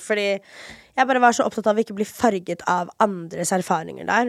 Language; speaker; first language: Norwegian; early bilingual, heritage; Norwegian